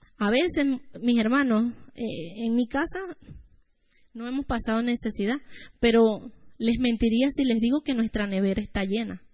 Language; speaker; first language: Spanish; native; Spanish